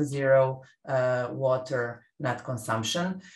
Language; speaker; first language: English; non-native, fluent; Serbian